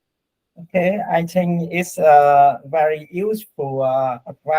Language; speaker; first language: English; non-native, learner; Vietnamese